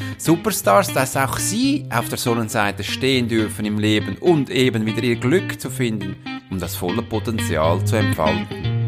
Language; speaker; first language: German; native; German